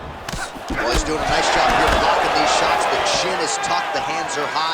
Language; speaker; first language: English; native; English